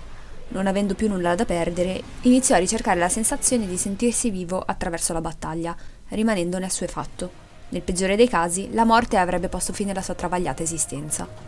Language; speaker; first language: Italian; native; Italian